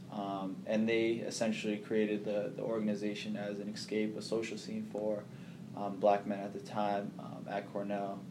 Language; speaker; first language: English; early bilingual, other home language; Somali